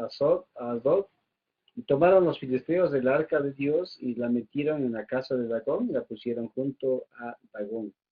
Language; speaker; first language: Spanish; native; Spanish